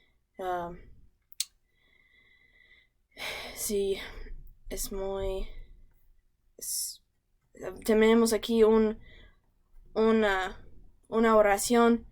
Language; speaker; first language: Spanish; non-native, learner; English